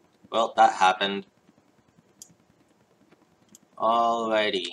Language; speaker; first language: English; native; English